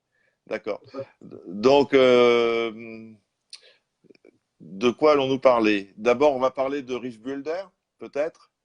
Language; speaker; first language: French; native; French